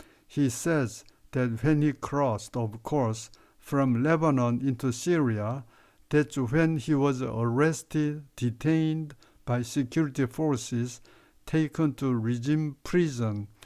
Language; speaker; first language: English; non-native, fluent; Korean